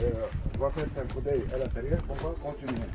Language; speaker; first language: French; non-native, local second language; Arabic